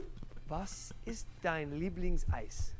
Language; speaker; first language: German; non-native, learner; English